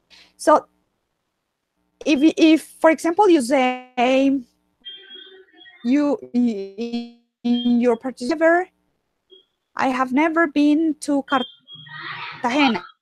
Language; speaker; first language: English; non-native, fluent; Spanish